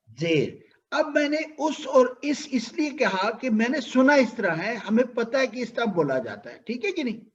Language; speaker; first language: Urdu; native; Urdu